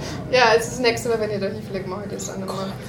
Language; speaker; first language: German; native; German